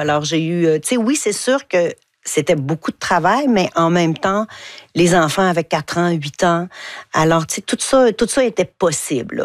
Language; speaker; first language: French; native; French